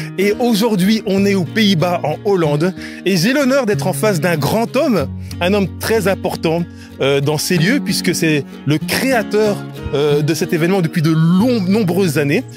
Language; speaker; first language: French; native; French